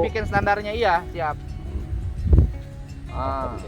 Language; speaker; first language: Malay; non-native, local second language; Sundanese